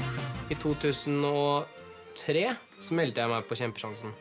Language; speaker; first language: Norwegian; early bilingual, other home language; Russian